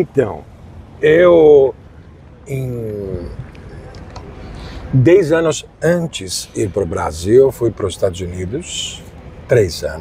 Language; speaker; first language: Portuguese; non-native, fluent; Greek